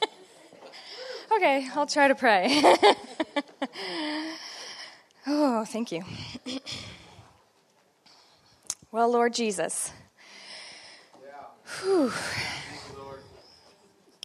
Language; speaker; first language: English; native; English